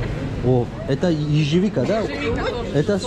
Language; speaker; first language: Russian; non-native, learner; Turkish